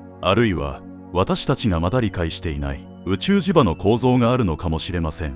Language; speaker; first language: Japanese; native; Japanese